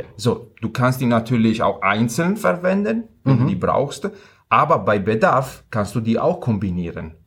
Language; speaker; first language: German; non-native, fluent; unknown